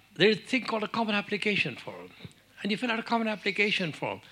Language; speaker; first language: English; non-native, local second language; Urdu